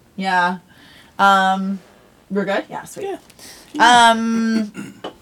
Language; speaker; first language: English; native; English